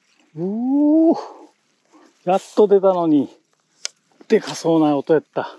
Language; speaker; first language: Japanese; native; Japanese